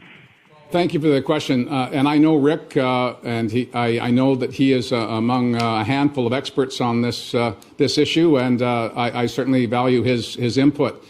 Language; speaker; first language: English; native; English